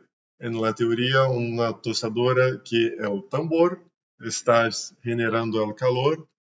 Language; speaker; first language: Spanish; non-native, learner; Portuguese